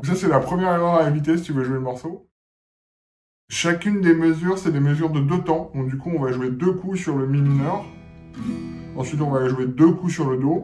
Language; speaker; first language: French; native; French